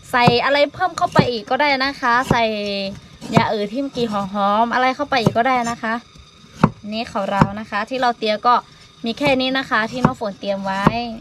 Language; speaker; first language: Thai; non-native, local second language; Lahu